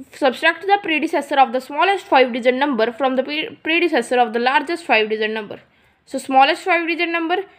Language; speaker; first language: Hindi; non-native, local second language; Punjabi